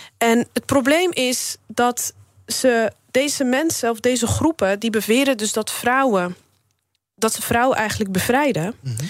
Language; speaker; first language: Dutch; early bilingual, other home language; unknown